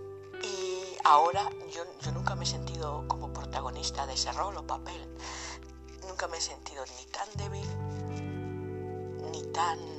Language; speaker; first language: Spanish; native; Spanish